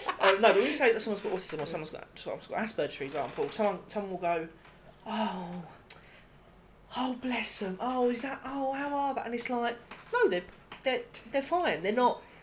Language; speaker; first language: English; native; English